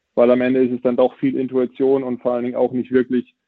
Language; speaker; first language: German; native; German